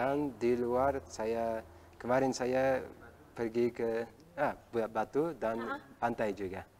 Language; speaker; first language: Indonesian; non-native, learner; Uzbek